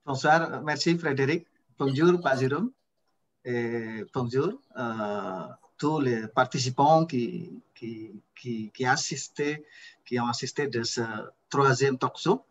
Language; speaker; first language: French; non-native, fluent; Indonesian